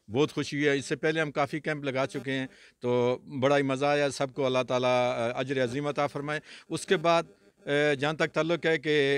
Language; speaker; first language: Urdu; non-native, local second language; Northern Hindko